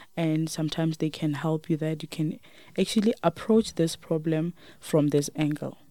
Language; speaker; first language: English; non-native, local second language; Northern Sotho